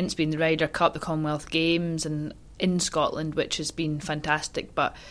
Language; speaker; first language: English; native; English